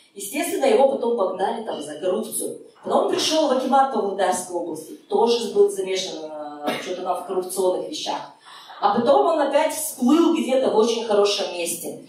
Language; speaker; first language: Russian; native; Russian